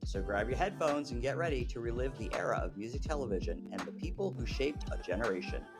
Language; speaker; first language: English; native; English